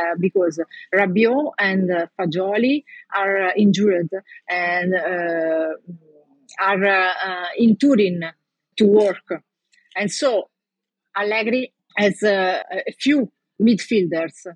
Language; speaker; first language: English; non-native, learner; Italian